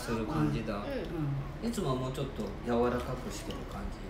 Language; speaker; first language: Japanese; native; Japanese